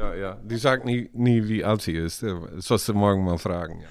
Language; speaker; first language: German; non-native, learner; Dutch